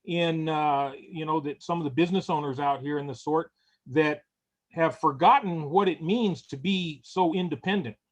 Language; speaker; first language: English; native; English